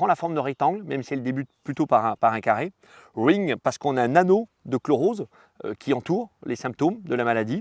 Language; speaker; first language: French; native; French